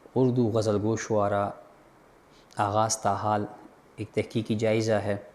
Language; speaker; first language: Urdu; non-native, local second language; Pashto